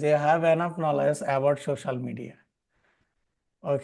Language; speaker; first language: English; non-native, learner; Bangla